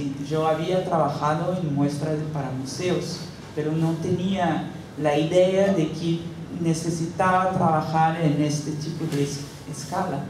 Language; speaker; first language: Spanish; non-native, fluent; Portuguese